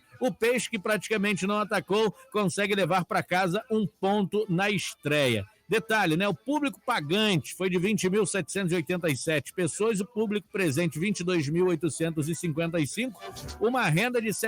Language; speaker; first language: Portuguese; native; Portuguese